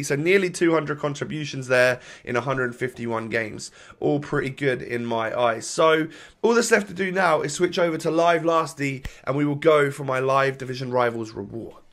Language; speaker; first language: English; native; English